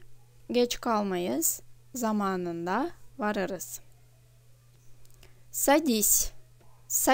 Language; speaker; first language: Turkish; non-native, fluent; Russian